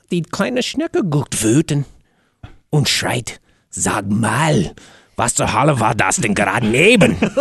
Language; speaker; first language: German; non-native, learner; English